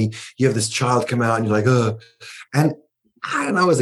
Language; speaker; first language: English; native; English